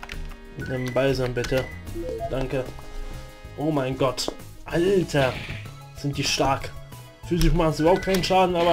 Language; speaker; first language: German; native; German